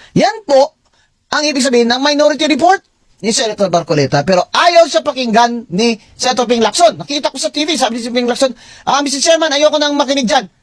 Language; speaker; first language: Filipino; non-native, local second language; Hiligaynon